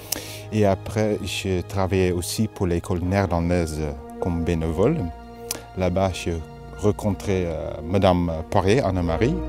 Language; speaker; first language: French; non-native, fluent; Dutch